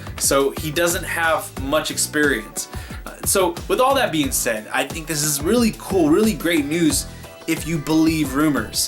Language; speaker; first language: English; native; English